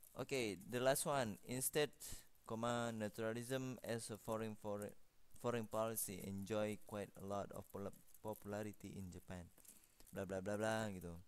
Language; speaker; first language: English; non-native, fluent; Indonesian